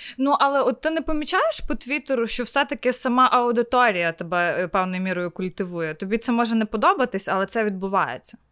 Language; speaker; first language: Ukrainian; native; Ukrainian